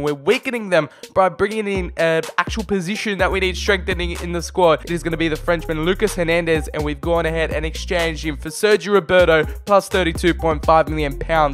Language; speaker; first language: English; native; English